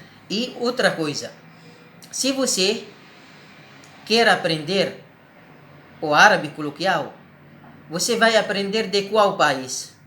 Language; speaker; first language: Portuguese; non-native, learner; Arabic